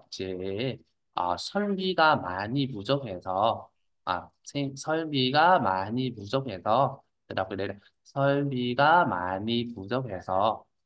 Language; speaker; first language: Korean; non-native, fluent; Vietnamese